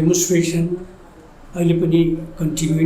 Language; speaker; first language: Nepali; native; Nepali